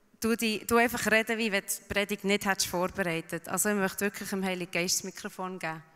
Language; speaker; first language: German; early bilingual, heritage; Swiss German